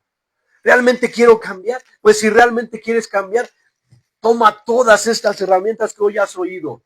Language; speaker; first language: Spanish; native; Spanish